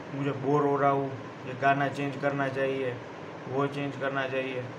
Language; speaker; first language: Hindi; non-native, local second language; Gujarati